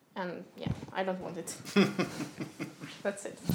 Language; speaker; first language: English; non-native, fluent; Russian